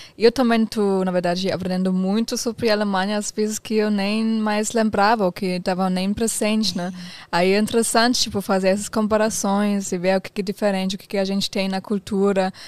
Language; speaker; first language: Portuguese; non-native, fluent; German